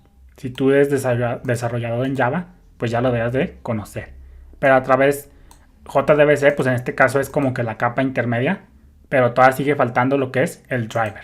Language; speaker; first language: Spanish; native; Spanish